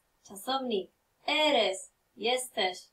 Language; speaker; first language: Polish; non-native, fluent; Spanish